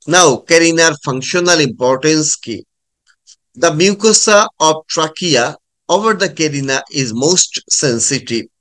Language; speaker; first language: English; non-native, local second language; Bangla